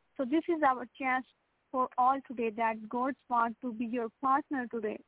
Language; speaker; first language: English; non-native, local second language; Punjabi